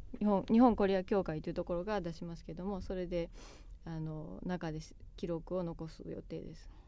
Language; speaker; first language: Japanese; native; Japanese